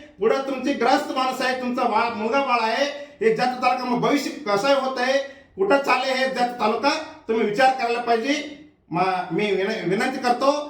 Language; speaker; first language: Marathi; non-native, local second language; Kannada